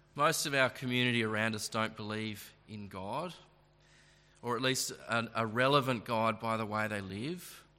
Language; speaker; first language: English; native; English